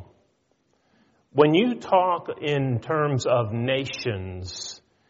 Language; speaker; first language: English; native; English